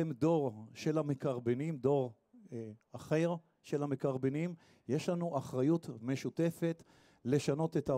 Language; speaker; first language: Hebrew; native; Hebrew